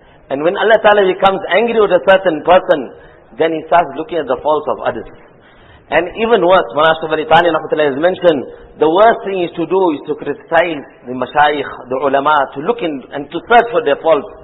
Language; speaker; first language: English; native; English